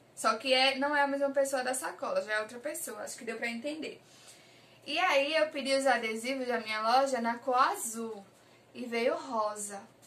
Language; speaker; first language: Portuguese; native; Portuguese